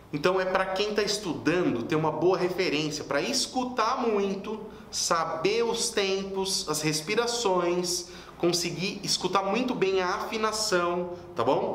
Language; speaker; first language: Portuguese; native; Portuguese